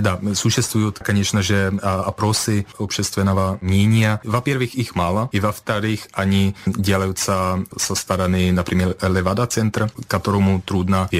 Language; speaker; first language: Russian; non-native, fluent; Czech